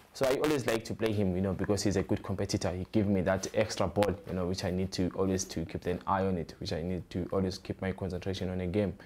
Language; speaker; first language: English; non-native, local second language; Zulu